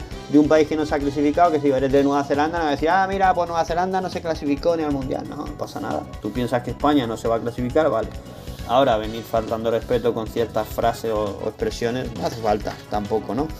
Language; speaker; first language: Spanish; native; Spanish